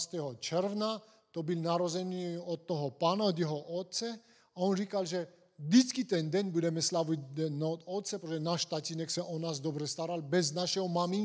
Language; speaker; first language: Czech; non-native, fluent; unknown